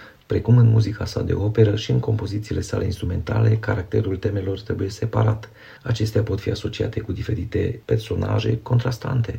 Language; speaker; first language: Romanian; native; Romanian